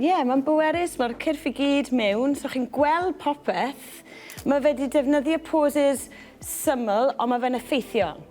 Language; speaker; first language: Welsh; native; Welsh